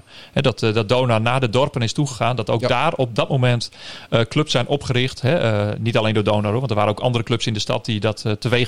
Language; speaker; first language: Dutch; native; Dutch